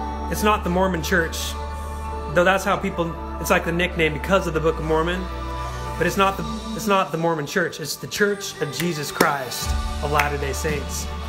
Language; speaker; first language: English; early bilingual, other home language; Spanish